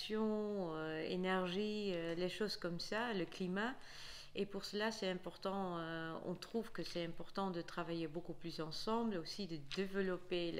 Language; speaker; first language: French; non-native, fluent; Dutch